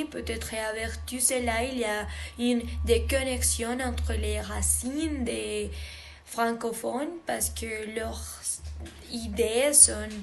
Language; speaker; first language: French; non-native, learner; Spanish